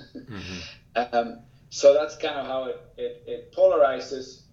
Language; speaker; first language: English; early bilingual, other home language; Spanish